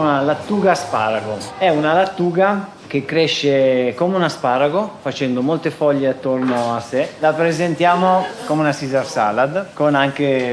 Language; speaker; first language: Italian; native; Italian